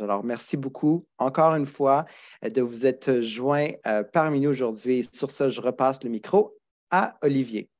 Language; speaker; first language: French; native; French